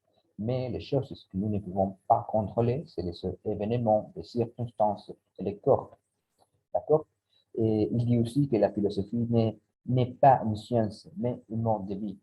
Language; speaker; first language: French; non-native, learner; Spanish